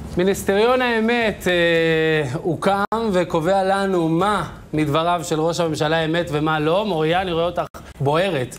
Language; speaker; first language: Hebrew; native; Hebrew